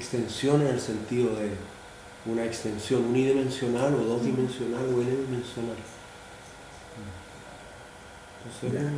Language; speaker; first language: Spanish; native; Spanish